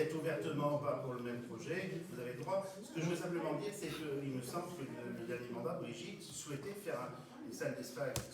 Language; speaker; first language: French; native; French